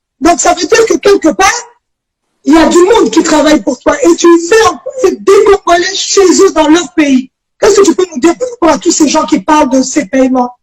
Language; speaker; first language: French; non-native, local second language; Lingala